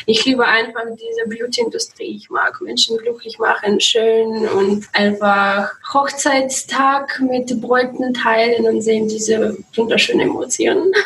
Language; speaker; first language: German; non-native, learner; Russian